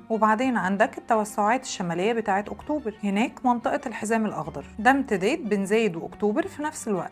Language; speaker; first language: Arabic; native; Arabic